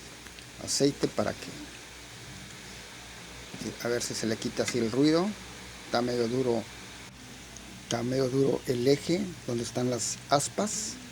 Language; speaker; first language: Spanish; native; Spanish